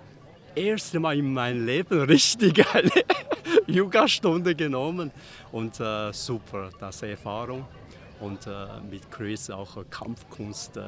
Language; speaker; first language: German; non-native, learner; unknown